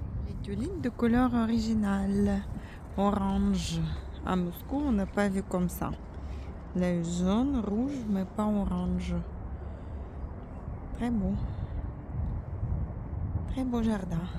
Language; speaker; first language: French; non-native, fluent; Russian